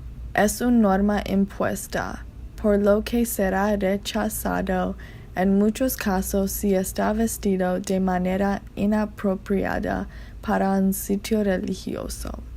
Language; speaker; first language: Spanish; non-native, learner; English